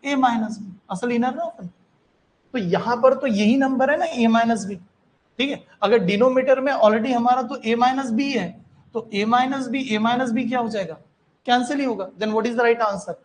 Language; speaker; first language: Hindi; non-native, local second language; Marathi